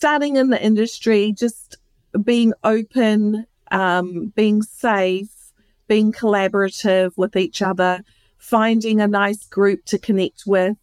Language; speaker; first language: English; native; English